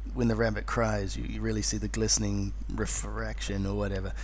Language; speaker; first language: English; native; English